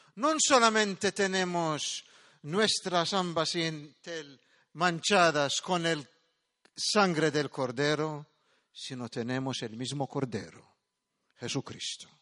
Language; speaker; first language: Spanish; non-native, fluent; Maltese